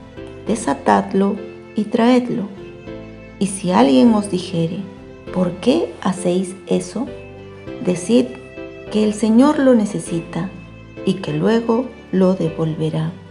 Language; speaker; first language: Spanish; native; Spanish